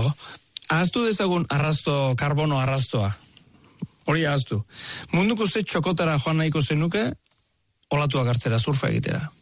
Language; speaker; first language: Basque; native; Basque